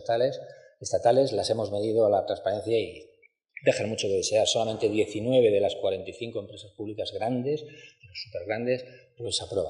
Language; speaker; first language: Spanish; native; Spanish